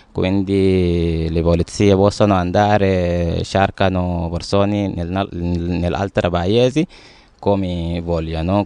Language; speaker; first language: Italian; non-native, learner; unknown